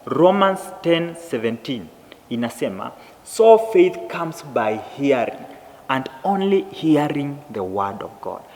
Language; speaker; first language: English; non-native, local second language; Swahili